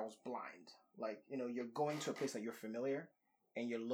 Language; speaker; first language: English; non-native, local second language; Yoruba